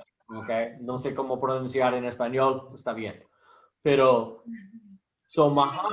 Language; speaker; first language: Spanish; non-native, learner; English